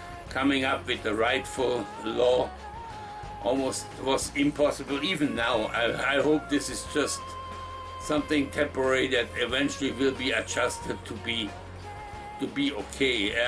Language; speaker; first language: English; non-native, fluent; German